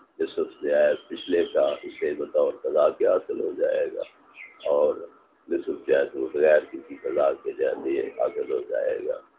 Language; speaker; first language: Urdu; non-native, local second language; Punjabi